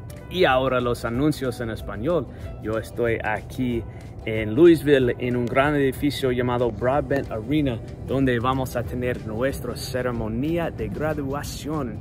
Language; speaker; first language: Spanish; non-native, fluent; English